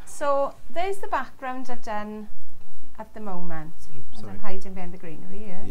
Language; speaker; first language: English; native; English